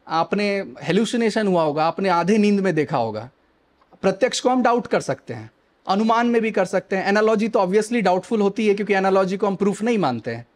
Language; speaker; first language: Hindi; native; Hindi